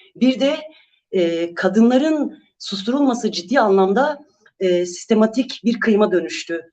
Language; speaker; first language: Turkish; non-native, local second language; Kurdish